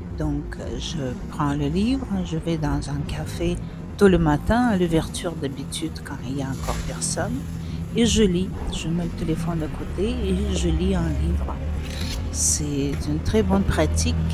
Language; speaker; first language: French; non-native, fluent; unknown